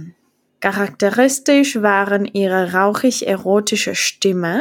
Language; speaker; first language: German; non-native, fluent; Czech